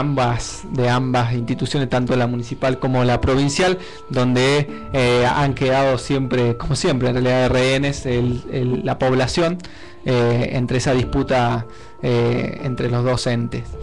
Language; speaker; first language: Spanish; native; Spanish